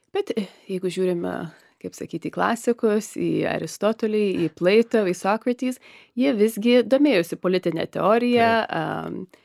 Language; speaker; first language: Lithuanian; early bilingual, heritage; Lithuanian